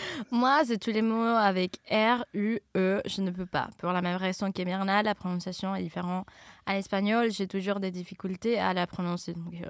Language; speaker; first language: French; non-native, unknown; Spanish